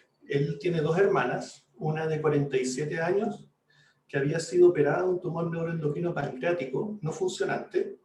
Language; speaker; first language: Spanish; native; Spanish